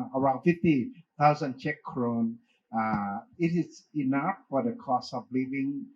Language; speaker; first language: English; non-native, fluent; Thai